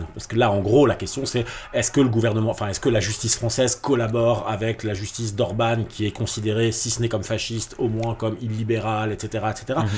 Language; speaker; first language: French; native; French